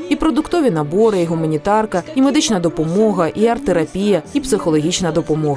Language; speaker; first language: Ukrainian; native; Ukrainian